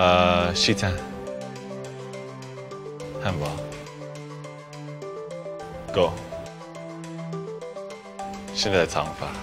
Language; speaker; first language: Chinese; early bilingual, heritage; English